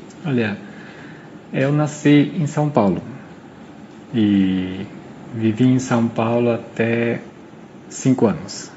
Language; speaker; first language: Portuguese; early bilingual, heritage; Portuguese